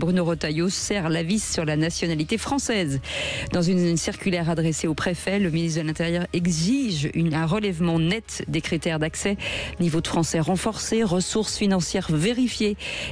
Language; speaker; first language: French; native; French